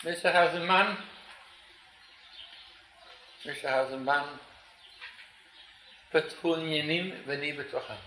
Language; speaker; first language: Hebrew; non-native, fluent; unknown